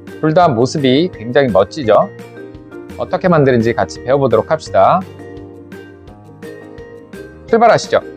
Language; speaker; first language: Korean; native; Korean